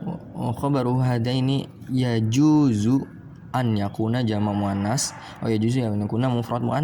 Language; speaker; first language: Arabic; non-native, fluent; Indonesian